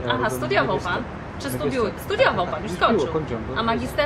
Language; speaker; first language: Polish; native; Polish